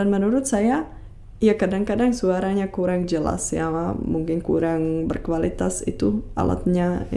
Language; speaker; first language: Indonesian; non-native, fluent; Czech